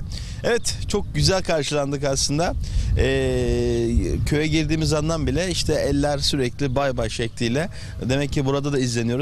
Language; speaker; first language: Turkish; native; Turkish